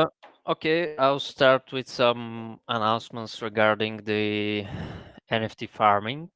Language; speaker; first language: English; non-native, fluent; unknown